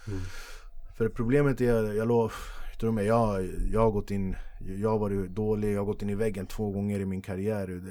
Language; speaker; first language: Swedish; early bilingual, other home language; Kurdish